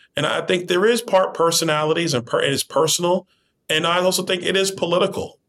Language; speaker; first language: English; native; English